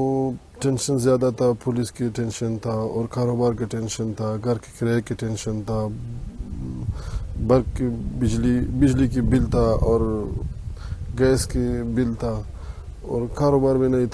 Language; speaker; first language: Hindi; non-native, fluent; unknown